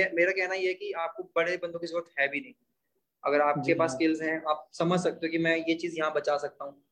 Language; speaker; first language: Hindi; native; Hindi